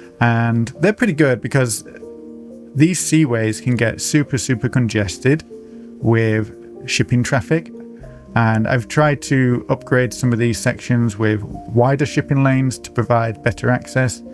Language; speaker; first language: English; native; English